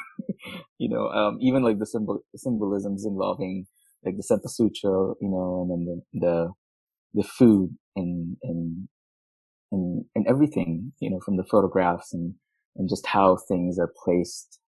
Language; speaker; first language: English; non-native, local second language; Filipino